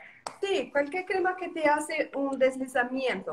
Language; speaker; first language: Spanish; non-native, learner; Portuguese